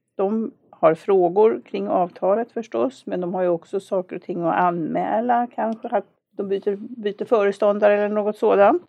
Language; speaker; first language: Swedish; native; Swedish